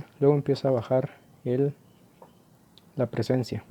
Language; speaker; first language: Spanish; native; Spanish